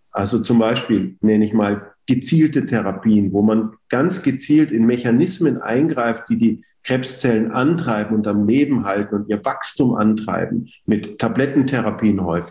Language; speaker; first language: German; native; German